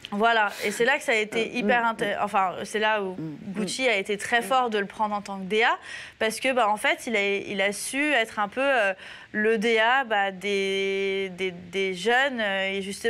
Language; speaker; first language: French; native; French